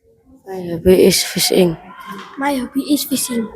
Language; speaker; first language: English; non-native, learner; Indonesian